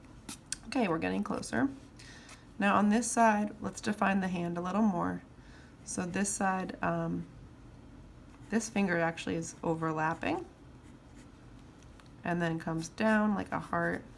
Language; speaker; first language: English; native; English